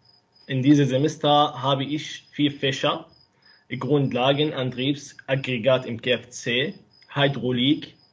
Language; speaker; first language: German; non-native, learner; Arabic